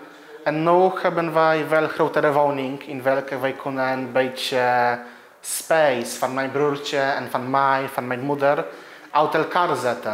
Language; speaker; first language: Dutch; non-native, learner; Polish